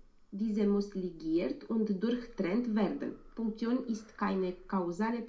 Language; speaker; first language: German; non-native, learner; Romanian